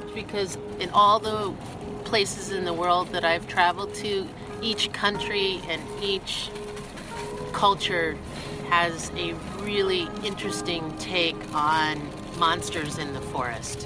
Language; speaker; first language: English; native; English